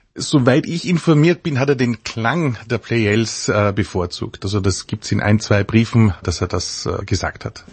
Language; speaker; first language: German; native; German